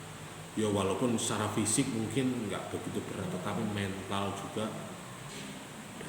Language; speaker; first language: Indonesian; non-native, local second language; Javanese